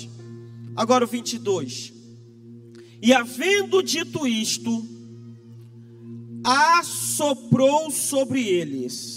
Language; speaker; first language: Portuguese; native; Portuguese